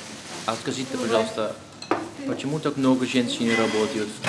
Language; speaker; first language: Russian; non-native, fluent; Dutch